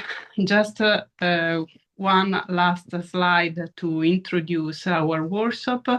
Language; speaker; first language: English; non-native, fluent; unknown